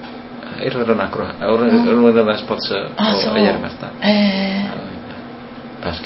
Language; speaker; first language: Japanese; non-native, learner; Indonesian